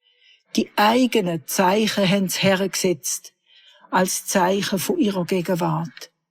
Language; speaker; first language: German; native; German